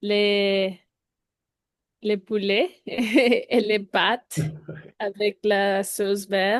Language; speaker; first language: French; non-native, learner; Spanish